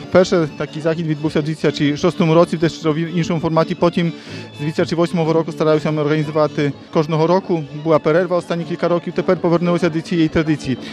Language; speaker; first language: Ukrainian; early bilingual, heritage; Ukrainian